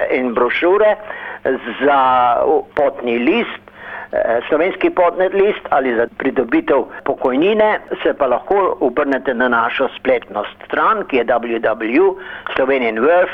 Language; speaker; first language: Slovenian; early bilingual, heritage; Slovenian